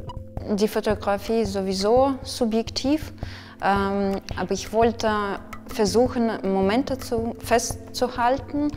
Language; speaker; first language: German; non-native, fluent; Russian